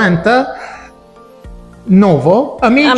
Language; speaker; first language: Italian; non-native, learner; English